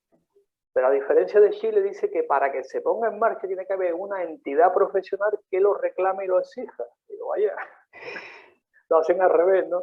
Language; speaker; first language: Spanish; native; Spanish